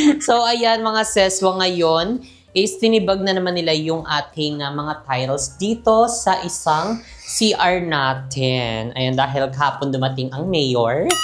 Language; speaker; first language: Filipino; non-native, local second language; Cebuano